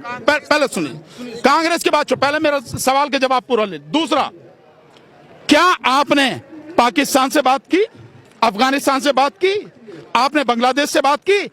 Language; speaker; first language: Hindi; native; Hindi